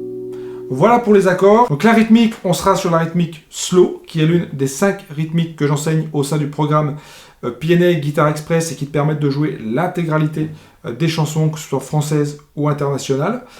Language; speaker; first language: French; native; French